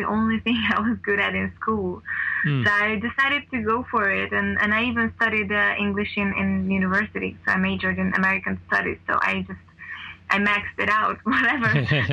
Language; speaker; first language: English; non-native, fluent; Hungarian